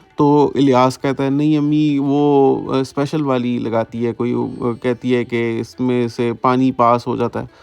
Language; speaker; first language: Urdu; native; Urdu